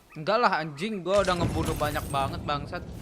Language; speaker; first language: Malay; non-native, local second language; Sundanese